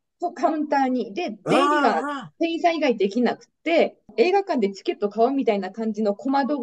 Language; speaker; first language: Japanese; native; Japanese